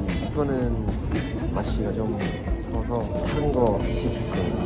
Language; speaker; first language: Korean; non-native, learner; Thai